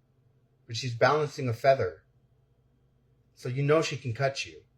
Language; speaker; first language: English; native; English